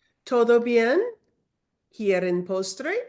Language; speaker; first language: Spanish; non-native, learner; English